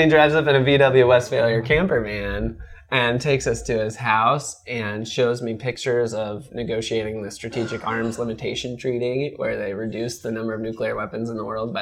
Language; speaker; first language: English; native; English